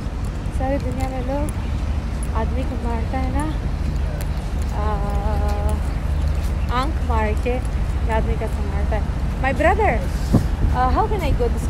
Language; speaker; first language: Hindi; non-native, local second language; Pashto